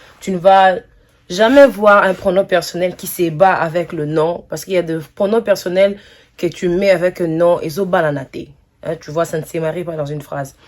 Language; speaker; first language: French; non-native, local second language; Lingala